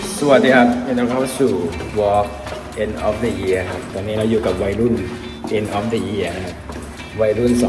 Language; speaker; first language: Thai; native; Thai